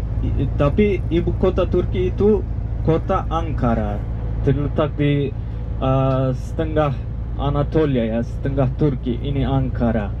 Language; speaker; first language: Indonesian; non-native, fluent; Turkish